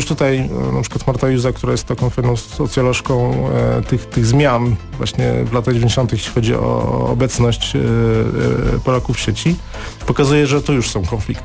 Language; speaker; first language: Polish; native; Polish